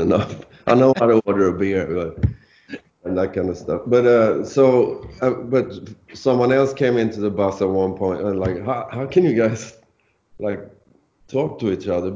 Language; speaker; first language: English; non-native, fluent; Swedish